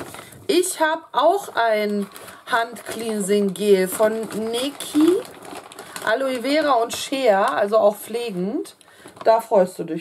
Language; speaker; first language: German; native; German